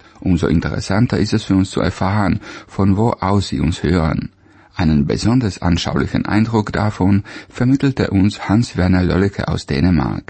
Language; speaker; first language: German; native; German